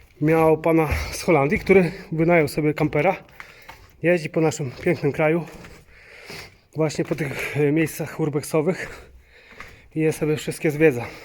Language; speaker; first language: Polish; native; Polish